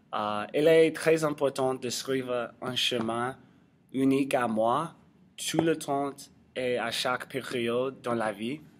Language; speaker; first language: French; non-native, learner; English